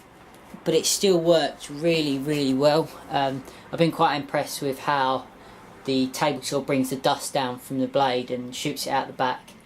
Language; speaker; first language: English; native; English